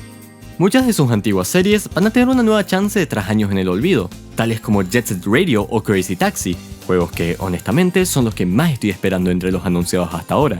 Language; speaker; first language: Spanish; native; Spanish